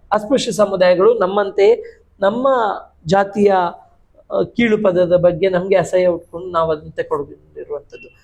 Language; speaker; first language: Kannada; non-native, local second language; Tulu